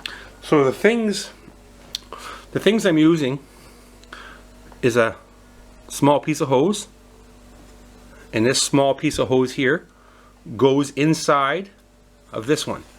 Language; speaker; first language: English; native; English